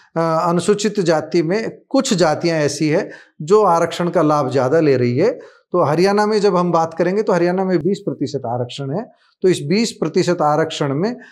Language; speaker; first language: Hindi; native; Hindi